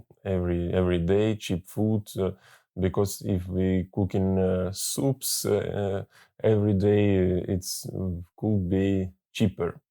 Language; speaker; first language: English; non-native, learner; Russian